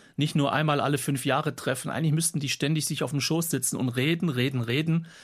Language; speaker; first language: German; native; German